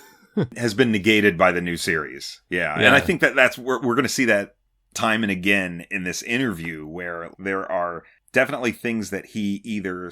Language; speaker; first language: English; native; English